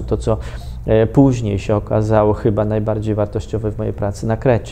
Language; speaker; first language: Polish; native; Polish